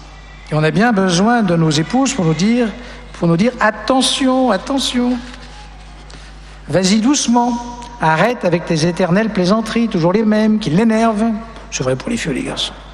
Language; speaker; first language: French; native; French